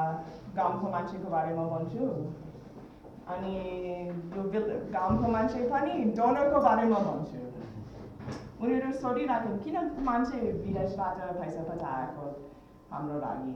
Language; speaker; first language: Nepali; early bilingual, heritage; Nepali